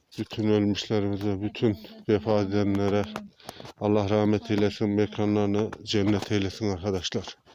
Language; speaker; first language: Turkish; native; Turkish